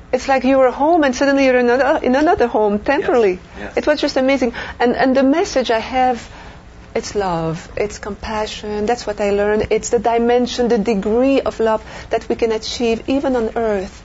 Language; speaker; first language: English; non-native, fluent; French